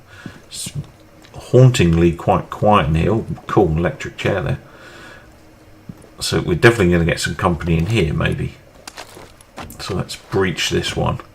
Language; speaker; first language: English; native; English